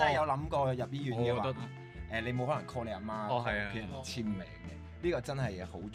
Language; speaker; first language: Cantonese; native; Cantonese